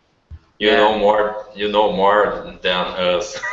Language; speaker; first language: English; non-native, learner; Portuguese